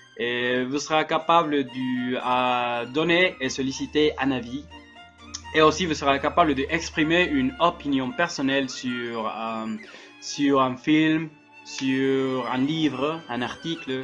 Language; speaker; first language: French; non-native, learner; Spanish